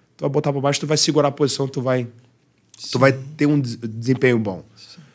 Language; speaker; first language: Portuguese; early bilingual, heritage; Portuguese